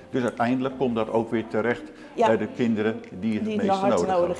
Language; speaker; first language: Dutch; native; Dutch